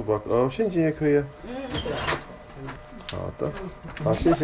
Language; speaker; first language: Chinese; non-native, fluent; English